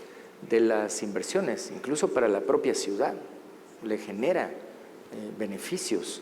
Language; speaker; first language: Spanish; native; Spanish